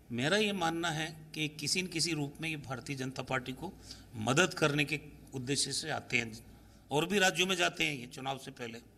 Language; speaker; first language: Hindi; native; Hindi